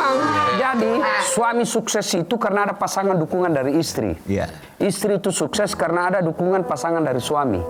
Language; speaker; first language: Indonesian; native; Indonesian